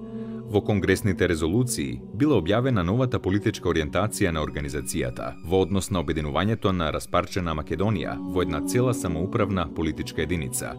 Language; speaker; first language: Macedonian; native; Macedonian